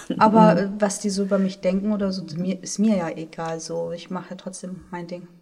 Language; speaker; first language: German; native; German